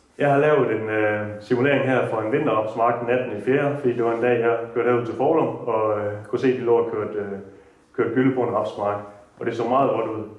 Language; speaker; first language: Danish; native; Danish